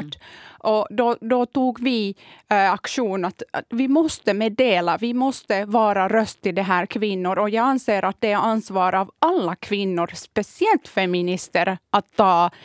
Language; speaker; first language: Swedish; non-native, fluent; Kurdish